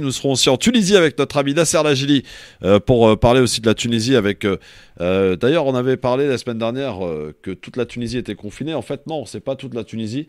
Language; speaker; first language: French; native; French